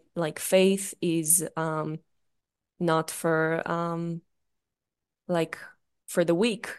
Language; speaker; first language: English; non-native, fluent; Hebrew